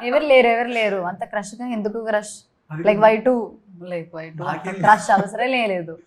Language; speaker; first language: Telugu; non-native, learner; Malayalam